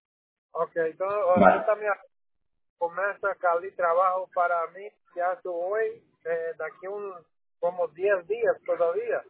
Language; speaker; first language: Spanish; non-native, learner; Portuguese